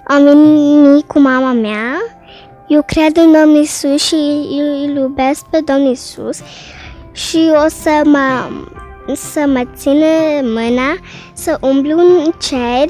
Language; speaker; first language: Romanian; early bilingual, heritage; Romanian